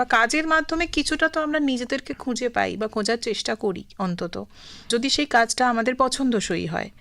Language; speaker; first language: Bangla; native; Bangla